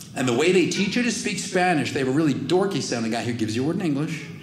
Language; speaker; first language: English; native; English